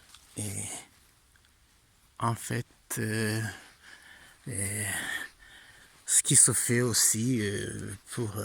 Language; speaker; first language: French; non-native, fluent; Italian